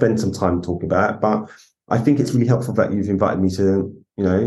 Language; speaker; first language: English; native; English